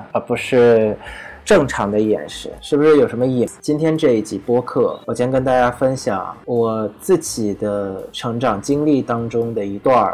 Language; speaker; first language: Chinese; non-native, fluent; Vietnamese